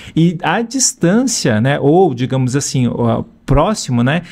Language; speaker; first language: Portuguese; native; Portuguese